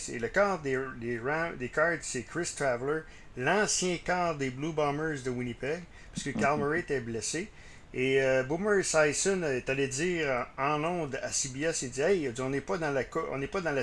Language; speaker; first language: French; native; French